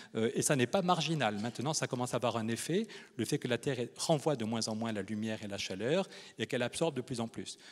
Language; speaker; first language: French; native; French